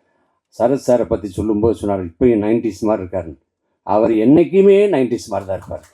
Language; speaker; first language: Tamil; native; Tamil